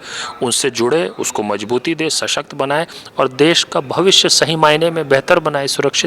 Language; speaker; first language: Hindi; native; Hindi